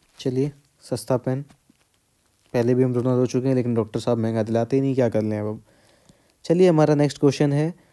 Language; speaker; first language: Hindi; native; Hindi